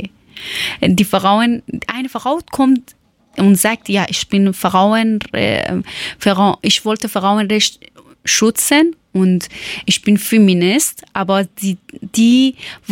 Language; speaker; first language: German; non-native, learner; Persian